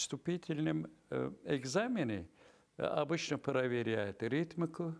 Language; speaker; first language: Russian; non-native, local second language; Azerbaijani